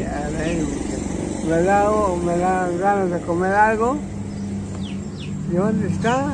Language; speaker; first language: Spanish; non-native, local second language; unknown